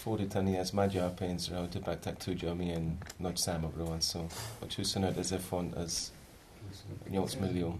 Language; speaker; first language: Hungarian; non-native, learner; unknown